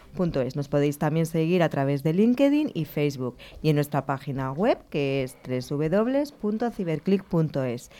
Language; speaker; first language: Spanish; native; Spanish